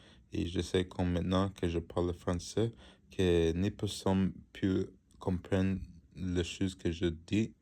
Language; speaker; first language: French; non-native, learner; English